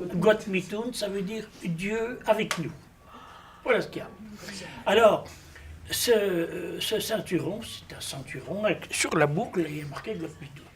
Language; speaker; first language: French; native; French